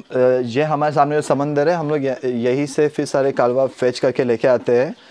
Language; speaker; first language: Hindi; non-native, local second language; Konkani